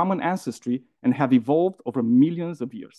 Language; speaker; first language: English; non-native, fluent; Romanian